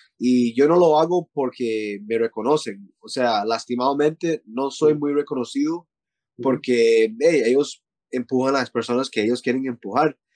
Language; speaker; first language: Spanish; early bilingual, heritage; Spanish